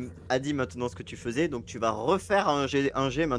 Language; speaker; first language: French; native; French